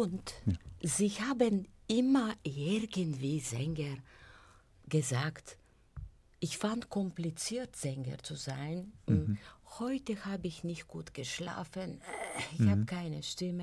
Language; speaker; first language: German; non-native, fluent; Bulgarian